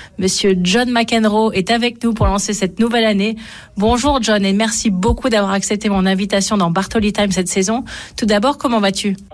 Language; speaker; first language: French; native; French